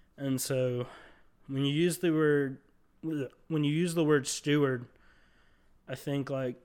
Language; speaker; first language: English; native; English